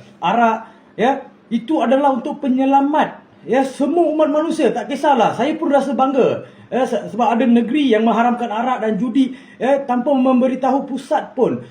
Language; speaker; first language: Malay; non-native, local second language; Tamil